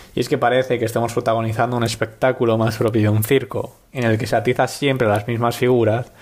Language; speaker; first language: Spanish; native; Spanish